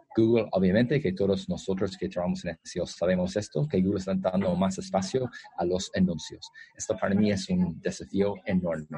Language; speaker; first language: Spanish; non-native, fluent; English